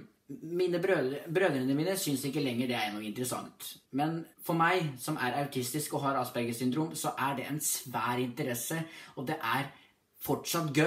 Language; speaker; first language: Norwegian; native; Norwegian